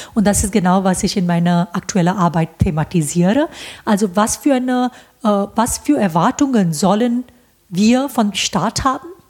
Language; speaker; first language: German; non-native, fluent; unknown